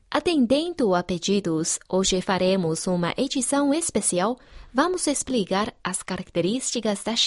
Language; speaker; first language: Portuguese; non-native, fluent; Chinese